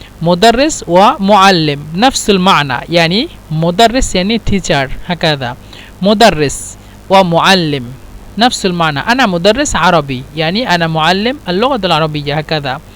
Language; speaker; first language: Arabic; non-native, fluent; Bangla